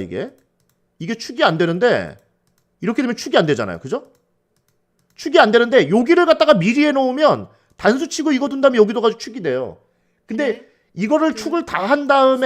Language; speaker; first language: Korean; native; Korean